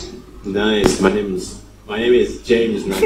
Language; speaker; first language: English; non-native, fluent; Indonesian